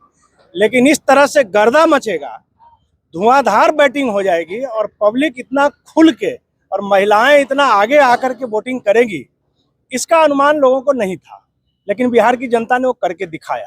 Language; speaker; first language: Hindi; native; Hindi